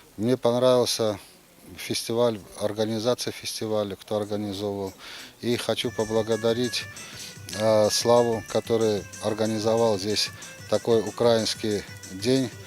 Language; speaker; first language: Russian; non-native, local second language; Ukrainian